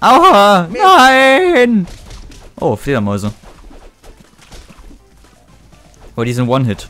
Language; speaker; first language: German; native; German